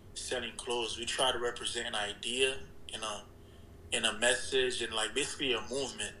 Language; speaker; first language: English; early bilingual, other home language; Haitian Creole